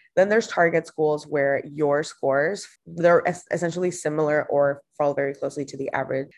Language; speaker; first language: English; non-native, fluent; Spanish